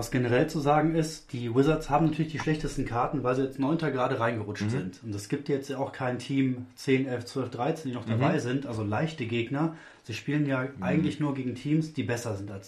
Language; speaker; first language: German; native; German